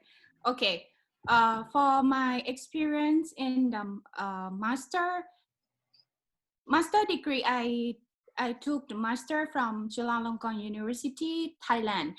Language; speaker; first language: English; non-native, learner; Thai